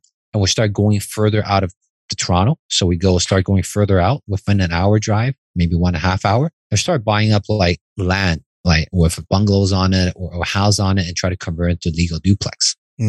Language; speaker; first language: English; non-native, fluent; Chinese